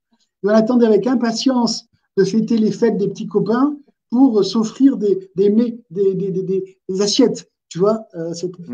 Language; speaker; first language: French; native; French